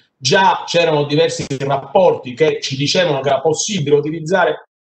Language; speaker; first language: Italian; native; Italian